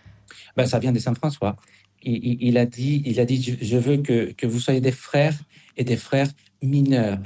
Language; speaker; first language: French; non-native, fluent; Spanish